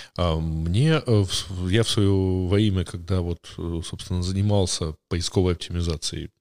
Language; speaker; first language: Ukrainian; non-native, local second language; Russian